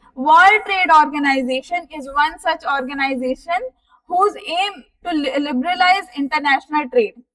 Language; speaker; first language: Hindi; native; Hindi